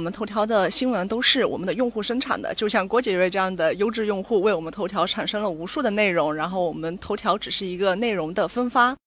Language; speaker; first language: Chinese; native; Chinese